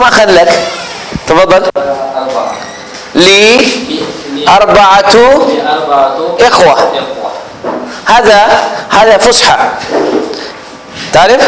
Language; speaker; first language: Arabic; non-native, fluent; Urdu